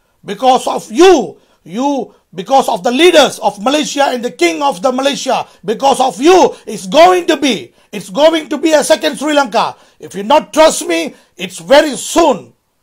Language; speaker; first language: English; non-native, local second language; Tamil